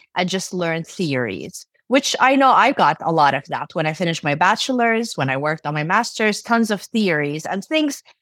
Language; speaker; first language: English; non-native, fluent; Arabic